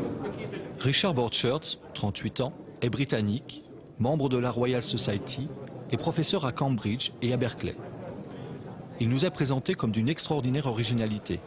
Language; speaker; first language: French; native; French